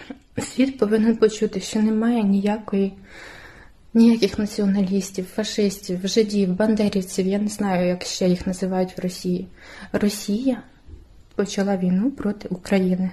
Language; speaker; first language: Ukrainian; native; Ukrainian